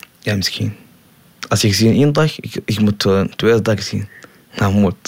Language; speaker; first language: Dutch; non-native, learner; Somali